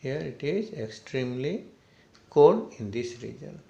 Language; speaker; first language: English; non-native, local second language; Assamese